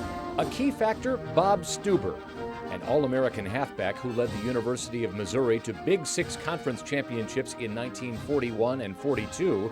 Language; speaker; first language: English; native; English